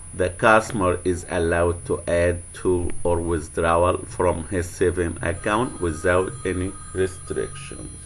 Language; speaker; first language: English; non-native, fluent; Arabic